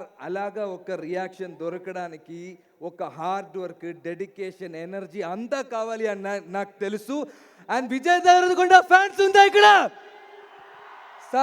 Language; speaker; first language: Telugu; non-native, learner; Malayalam